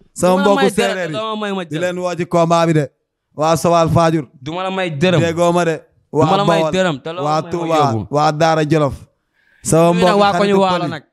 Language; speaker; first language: Wolof; native; Wolof